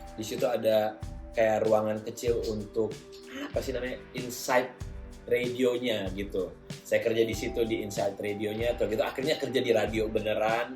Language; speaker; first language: Indonesian; native; Indonesian